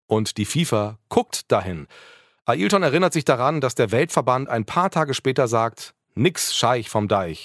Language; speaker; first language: German; native; German